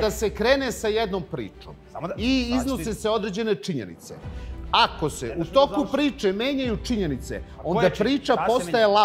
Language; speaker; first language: Serbian; native; Serbian